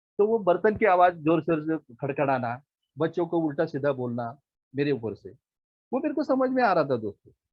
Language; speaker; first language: Hindi; non-native, local second language; Marathi